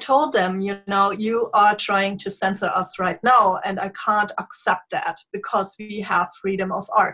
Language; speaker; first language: English; non-native, fluent; German